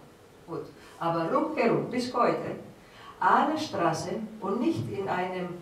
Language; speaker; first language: German; non-native, fluent; Greek